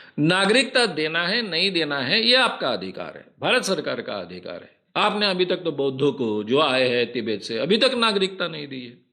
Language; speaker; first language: Hindi; non-native, local second language; Marathi